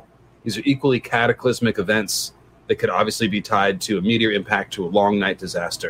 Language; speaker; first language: English; native; English